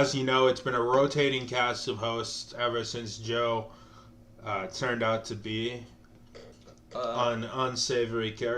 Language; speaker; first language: English; native; English